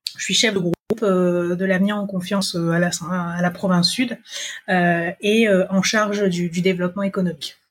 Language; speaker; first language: French; native; French